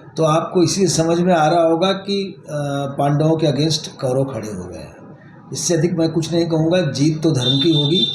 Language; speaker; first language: Hindi; native; Hindi